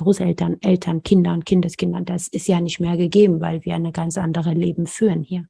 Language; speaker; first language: German; non-native, fluent; Amharic